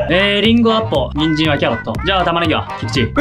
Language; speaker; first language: Japanese; native; Japanese